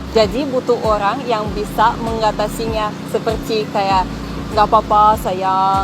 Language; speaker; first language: Indonesian; non-native, fluent; Russian